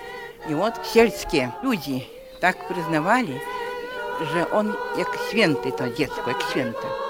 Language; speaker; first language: Polish; non-native, local second language; Belarusian